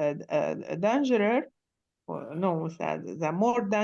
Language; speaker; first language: English; non-native, learner; Arabic